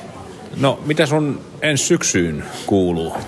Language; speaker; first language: Finnish; native; Finnish